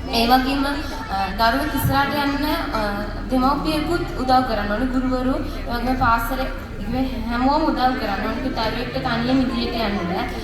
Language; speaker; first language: Sinhala; non-native, local second language; Tamil